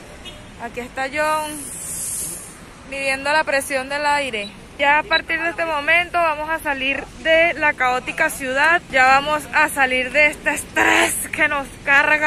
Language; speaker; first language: Spanish; native; Spanish